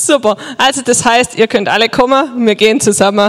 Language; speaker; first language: German; native; German